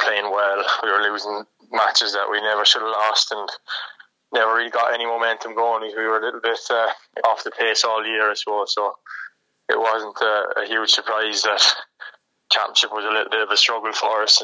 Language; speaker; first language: English; native; English